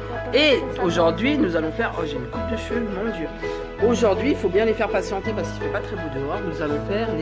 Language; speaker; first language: French; native; French